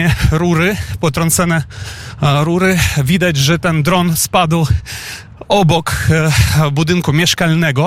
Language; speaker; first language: Polish; non-native, fluent; Ukrainian